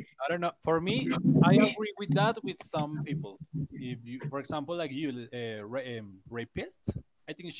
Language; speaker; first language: English; non-native, learner; Spanish